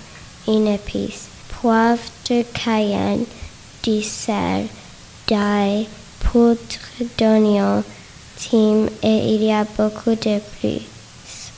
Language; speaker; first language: French; non-native, learner; English